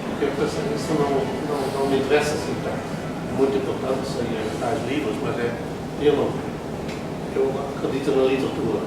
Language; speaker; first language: Portuguese; non-native, fluent; Dutch